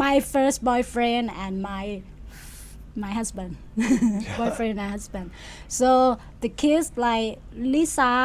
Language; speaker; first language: English; non-native, fluent; Thai